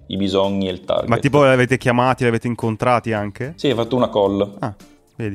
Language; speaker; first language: Italian; native; Italian